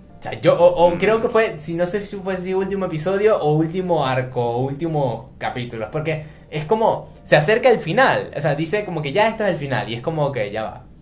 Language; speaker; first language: Spanish; native; Spanish